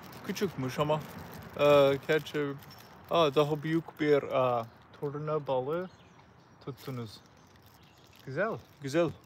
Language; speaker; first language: Turkish; non-native, learner; English